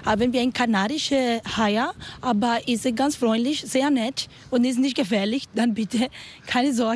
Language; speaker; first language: German; non-native, learner; Spanish